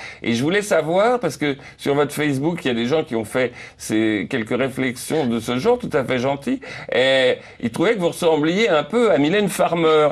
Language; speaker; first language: French; native; French